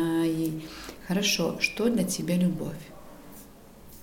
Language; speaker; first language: Russian; non-native, local second language; Latvian